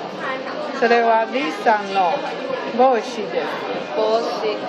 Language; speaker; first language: Japanese; non-native, learner; Chinese